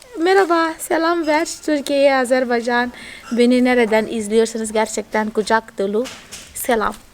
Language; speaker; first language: Turkish; non-native, fluent; Portuguese